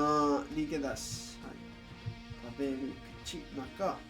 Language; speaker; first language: Japanese; non-native, learner; English